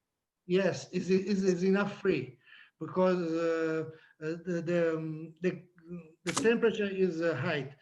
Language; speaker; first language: English; non-native, learner; Italian